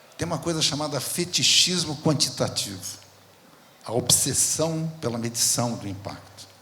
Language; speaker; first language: Portuguese; native; Portuguese